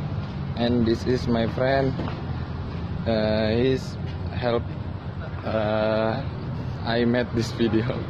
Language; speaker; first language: English; non-native, learner; Indonesian